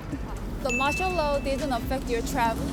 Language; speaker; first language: English; non-native, learner; Korean